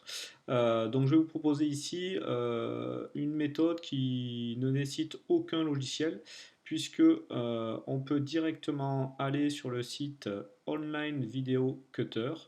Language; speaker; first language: French; native; French